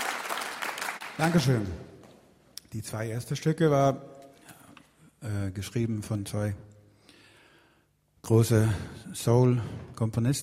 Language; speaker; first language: German; non-native, learner; Swedish